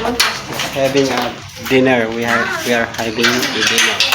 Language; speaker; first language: English; non-native, local second language; Filipino